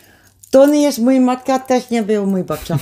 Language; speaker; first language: Polish; early bilingual, heritage; Polish